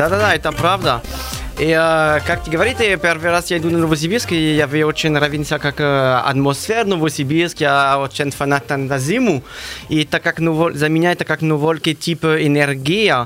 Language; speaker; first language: Russian; non-native, learner; French